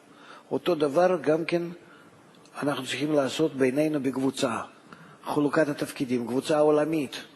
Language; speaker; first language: Hebrew; non-native, fluent; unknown